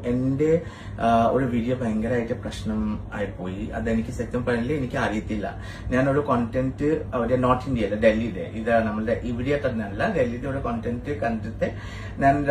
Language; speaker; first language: Malayalam; non-native, fluent; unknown